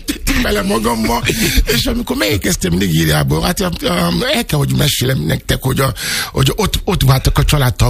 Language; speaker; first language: Hungarian; non-native, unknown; Yoruba